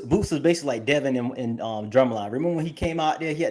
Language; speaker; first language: English; native; English